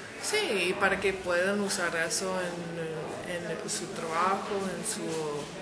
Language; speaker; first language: Spanish; non-native, fluent; English